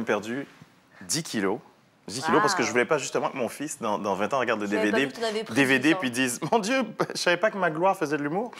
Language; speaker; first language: French; native; French